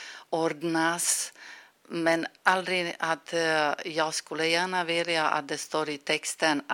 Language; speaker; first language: Swedish; non-native, fluent; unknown